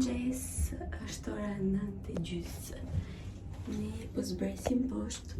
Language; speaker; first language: Albanian; early bilingual, heritage; Albanian